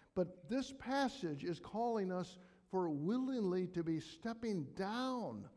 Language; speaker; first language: English; native; English